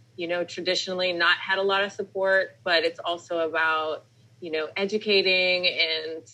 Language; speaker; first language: English; native; English